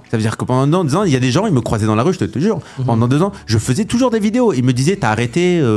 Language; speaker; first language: French; native; French